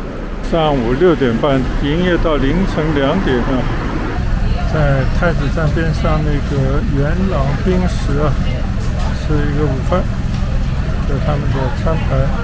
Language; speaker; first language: Chinese; native; Chinese